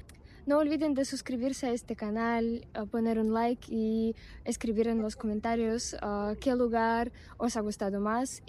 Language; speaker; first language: Spanish; non-native, fluent; Russian